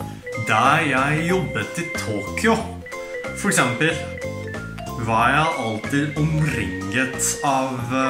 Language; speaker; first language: Norwegian; non-native, fluent; Japanese